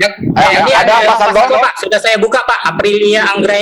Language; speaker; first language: Indonesian; native; Indonesian